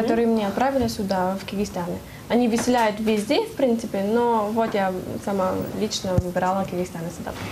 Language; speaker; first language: Russian; non-native, learner; German